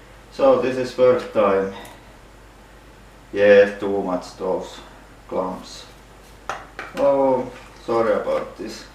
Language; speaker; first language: English; non-native, fluent; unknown